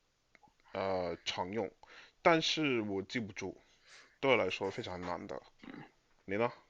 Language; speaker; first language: Chinese; non-native, fluent; English